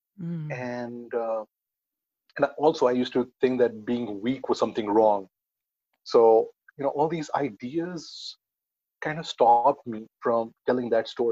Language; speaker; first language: English; non-native, local second language; Hindi